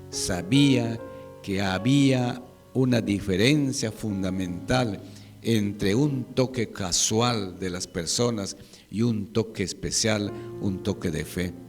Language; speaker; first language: Spanish; native; Spanish